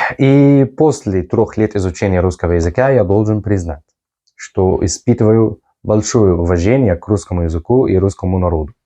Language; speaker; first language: Russian; non-native, fluent; Arabic